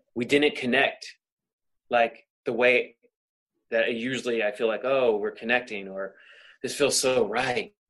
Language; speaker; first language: English; native; English